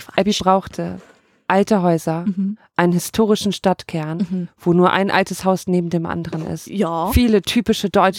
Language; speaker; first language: German; native; German